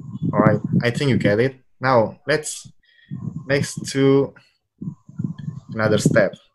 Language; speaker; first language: English; non-native, fluent; Indonesian